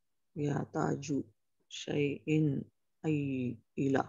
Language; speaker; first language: Arabic; non-native, learner; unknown